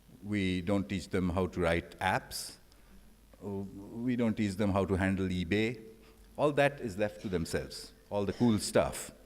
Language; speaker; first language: English; non-native, local second language; Bangla